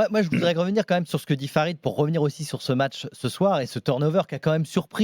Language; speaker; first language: French; native; French